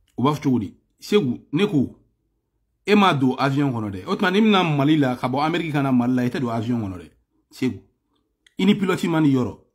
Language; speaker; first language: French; non-native, local second language; Bambara